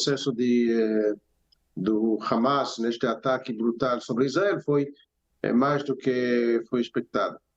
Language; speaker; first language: Portuguese; non-native, fluent; Hebrew